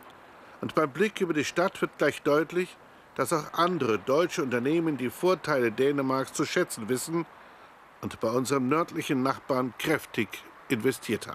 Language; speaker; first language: German; native; German